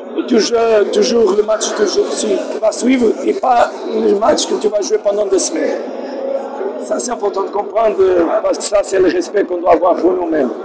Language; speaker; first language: French; non-native, fluent; Portuguese